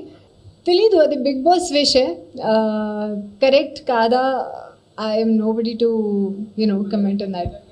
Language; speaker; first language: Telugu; non-native, learner; Hindi